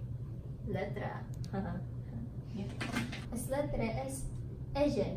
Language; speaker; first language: Spanish; non-native, learner; English